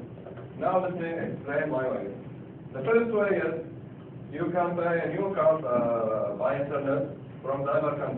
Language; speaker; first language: English; non-native, learner; Arabic